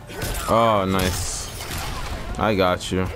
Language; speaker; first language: English; native; English